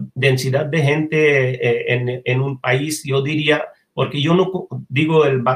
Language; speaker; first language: Spanish; non-native, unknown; Bangla